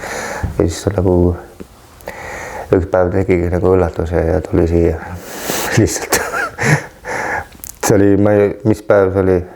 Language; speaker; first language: Estonian; native; Estonian